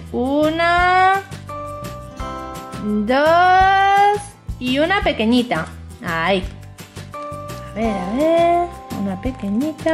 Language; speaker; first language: Spanish; native; Spanish